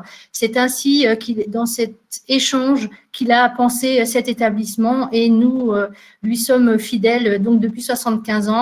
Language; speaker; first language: French; native; French